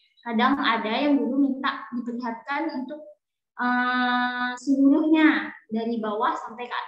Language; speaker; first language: Indonesian; native; Indonesian